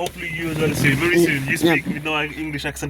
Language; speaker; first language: English; early bilingual, other home language; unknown